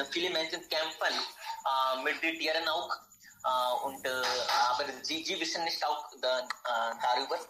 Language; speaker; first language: German; non-native, learner; Hindi